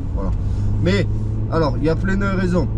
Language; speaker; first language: French; native; French